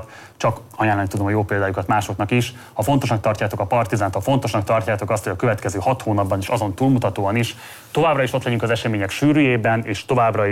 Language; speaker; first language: Hungarian; native; Hungarian